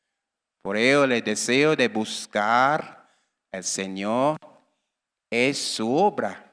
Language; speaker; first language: Spanish; non-native, learner; English